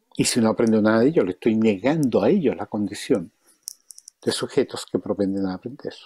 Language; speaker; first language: Spanish; native; Spanish